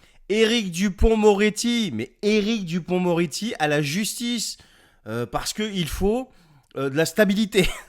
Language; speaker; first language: French; native; French